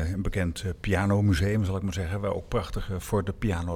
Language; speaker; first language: Dutch; native; Dutch